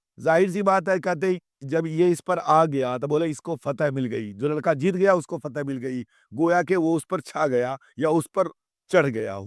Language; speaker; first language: Urdu; native; Urdu